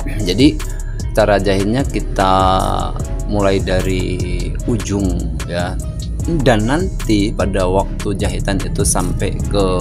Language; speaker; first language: Indonesian; native; Indonesian